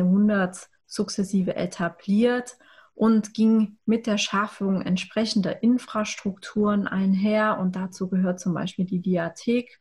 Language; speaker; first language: German; native; German